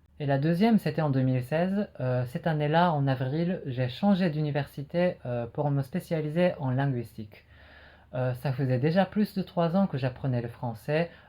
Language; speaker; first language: French; non-native, fluent; Japanese